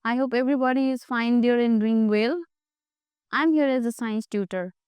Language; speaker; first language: English; non-native, local second language; Nepali